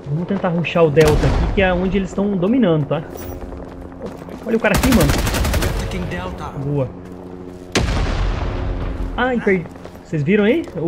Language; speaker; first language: Portuguese; native; Portuguese